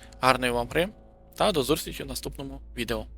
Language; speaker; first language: Ukrainian; native; Ukrainian